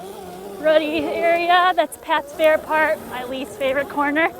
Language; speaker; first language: English; native; English